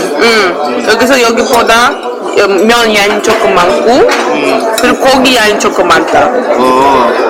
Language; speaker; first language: Korean; non-native, learner; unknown